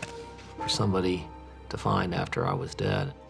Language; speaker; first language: English; native; English